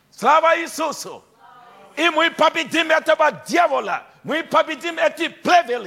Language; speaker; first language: Russian; non-native, fluent; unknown